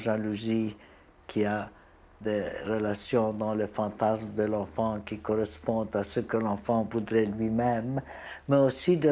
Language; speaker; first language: French; non-native, fluent; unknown